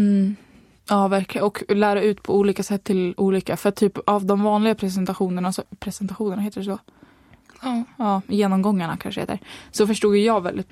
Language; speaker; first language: Swedish; native; Swedish